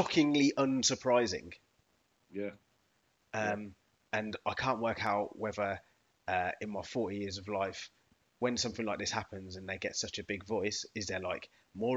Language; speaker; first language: English; native; English